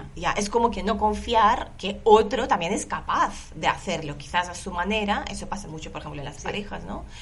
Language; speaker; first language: Spanish; non-native, fluent; Lithuanian